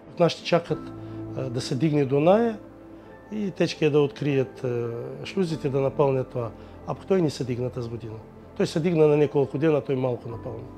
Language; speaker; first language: Bulgarian; native; Bulgarian